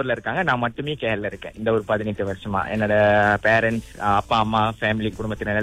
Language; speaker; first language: Tamil; early bilingual, heritage; Tamil